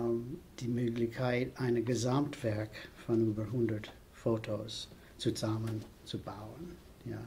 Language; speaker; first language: German; non-native, fluent; English